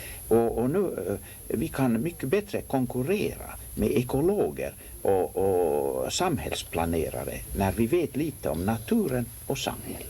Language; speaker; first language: Swedish; non-native, local second language; Finnish